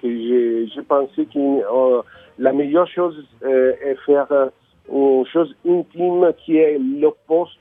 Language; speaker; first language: French; non-native, learner; Italian